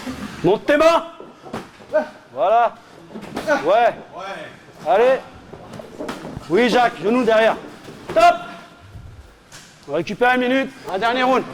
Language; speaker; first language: French; native; French